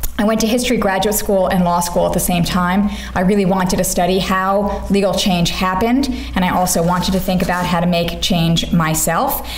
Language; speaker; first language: English; native; English